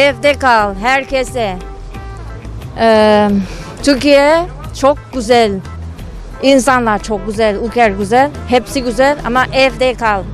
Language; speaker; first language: Turkish; non-native, learner; Thai